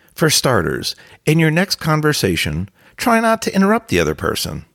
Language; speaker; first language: English; native; English